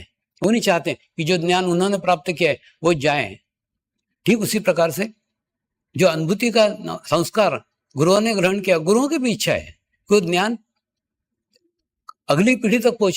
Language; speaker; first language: Hindi; native; Hindi